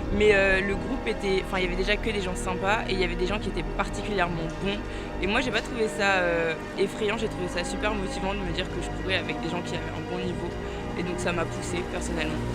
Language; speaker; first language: French; native; French